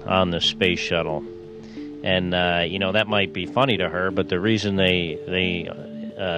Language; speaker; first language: English; native; English